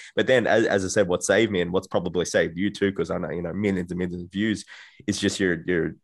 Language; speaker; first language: English; native; English